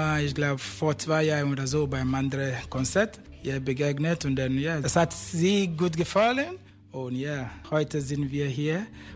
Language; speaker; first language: German; non-native, fluent; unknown